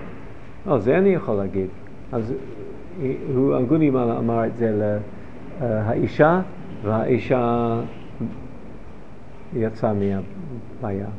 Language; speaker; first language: Hebrew; non-native, fluent; English